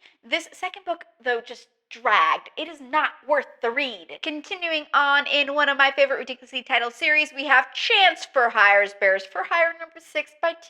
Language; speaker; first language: English; native; English